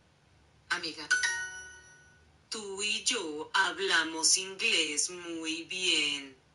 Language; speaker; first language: Spanish; non-native, learner; English